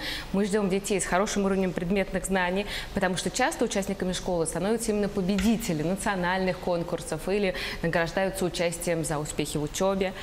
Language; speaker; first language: Russian; native; Russian